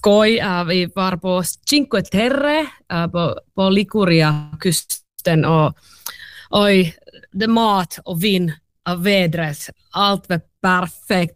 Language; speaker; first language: Swedish; non-native, local second language; Finnish